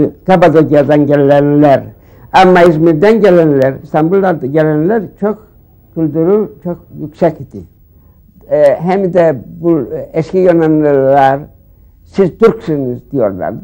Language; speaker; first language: Turkish; early bilingual, heritage; Turkish